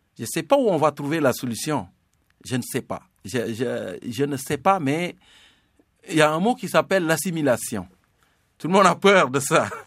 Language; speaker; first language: French; non-native, local second language; Serer